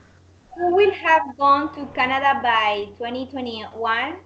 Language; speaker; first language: English; non-native, learner; Spanish